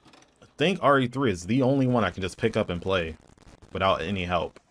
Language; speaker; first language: English; native; English